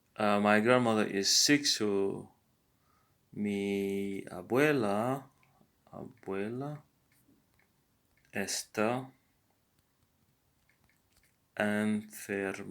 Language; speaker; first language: Spanish; non-native, learner; English